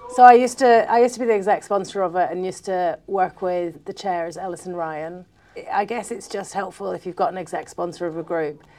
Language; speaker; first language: English; native; English